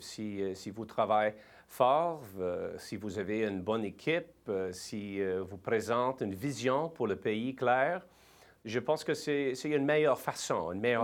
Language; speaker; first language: French; non-native, learner; English